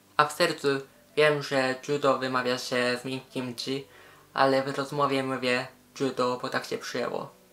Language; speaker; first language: Polish; non-native, fluent; Japanese